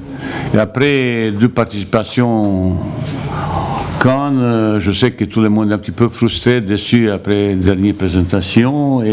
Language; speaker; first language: French; non-native, fluent; Bosnian